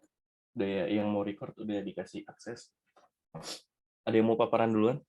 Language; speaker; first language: Indonesian; native; Indonesian